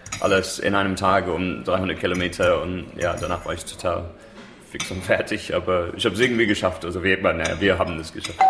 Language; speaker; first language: German; non-native, fluent; English